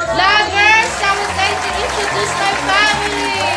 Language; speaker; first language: English; non-native, local second language; Cebuano